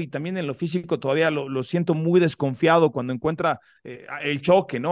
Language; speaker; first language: Spanish; native; Spanish